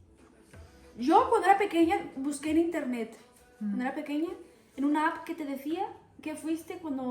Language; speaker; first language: Spanish; early bilingual, other home language; Portuguese